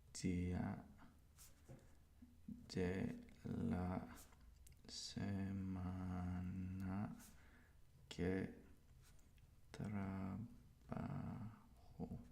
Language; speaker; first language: Spanish; non-native, learner; English